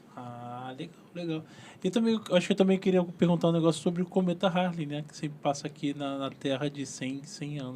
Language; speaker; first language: Portuguese; native; Portuguese